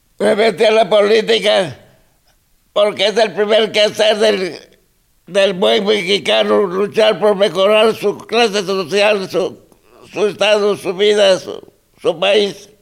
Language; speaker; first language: Spanish; non-native, local second language; Zapotec